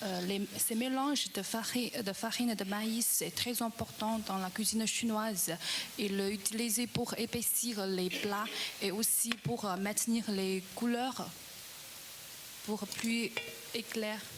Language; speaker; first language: French; non-native, learner; Chinese